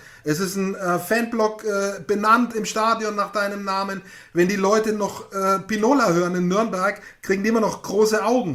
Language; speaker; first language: German; native; German